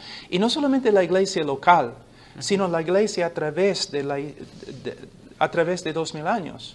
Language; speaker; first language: Spanish; non-native, fluent; English